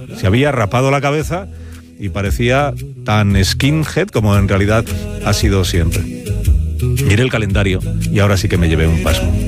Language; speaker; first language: Spanish; native; Spanish